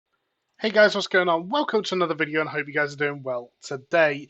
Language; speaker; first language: English; native; English